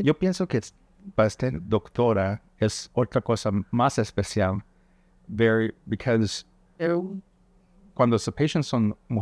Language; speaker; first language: Spanish; early bilingual, heritage; English